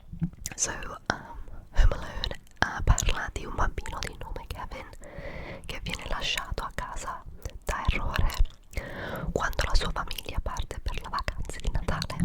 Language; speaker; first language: Italian; early bilingual, heritage; English